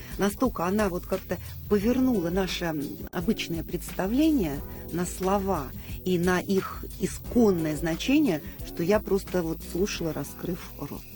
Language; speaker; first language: Russian; native; Russian